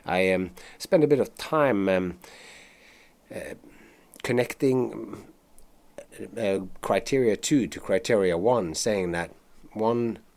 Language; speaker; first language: English; non-native, fluent; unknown